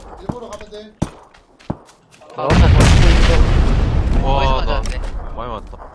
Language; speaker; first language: Korean; native; Korean